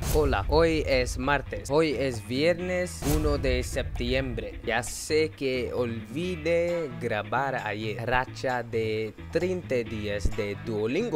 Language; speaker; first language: Spanish; non-native, learner; English